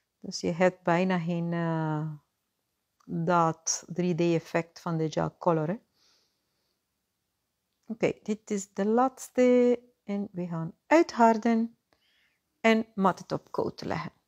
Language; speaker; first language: Dutch; non-native, fluent; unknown